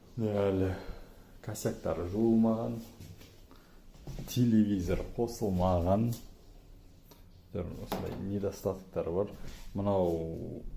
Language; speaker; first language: Kazakh; non-native, local second language; Russian